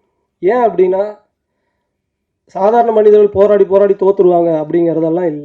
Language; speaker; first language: Tamil; native; Tamil